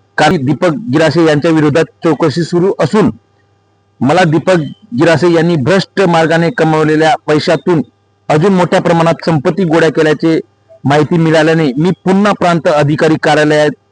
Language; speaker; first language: Marathi; native; Marathi